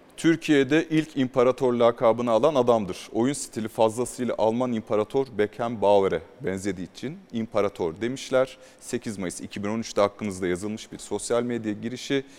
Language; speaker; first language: Turkish; native; Turkish